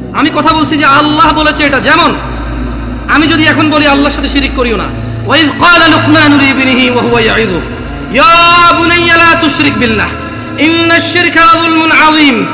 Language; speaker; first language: Bangla; early bilingual, heritage; Bangla